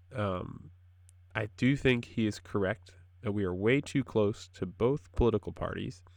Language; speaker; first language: English; native; English